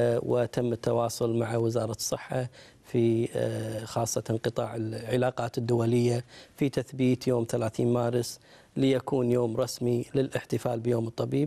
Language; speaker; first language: Arabic; native; Arabic